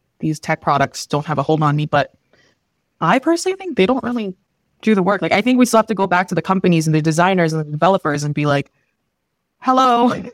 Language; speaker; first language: English; early bilingual, other home language; Filipino